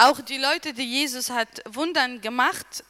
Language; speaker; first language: German; non-native, learner; Arabic